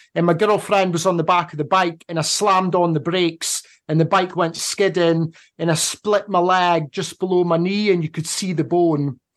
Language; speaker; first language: English; native; English